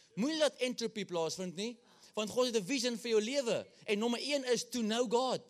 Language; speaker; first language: Afrikaans; native; Afrikaans